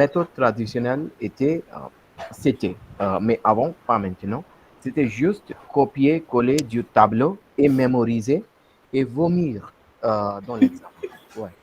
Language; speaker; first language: French; non-native, learner; Hindi